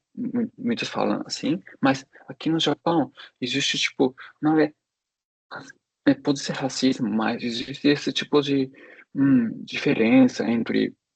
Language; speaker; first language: Portuguese; non-native, fluent; Japanese